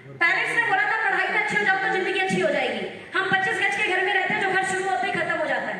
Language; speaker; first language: Hindi; native; Hindi